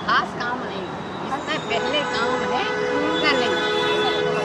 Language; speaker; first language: Hindi; non-native, local second language; Kashmiri